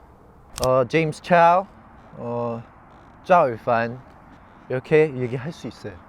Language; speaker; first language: Korean; non-native, fluent; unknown